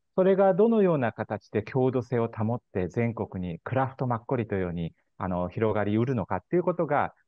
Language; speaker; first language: Japanese; non-native, fluent; Korean